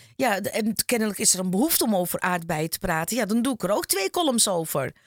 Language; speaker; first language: Dutch; early bilingual, other home language; Turkish